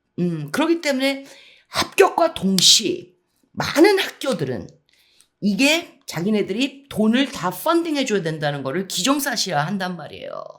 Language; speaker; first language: Korean; early bilingual, heritage; Korean